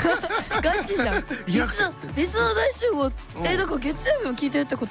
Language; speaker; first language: Japanese; native; Japanese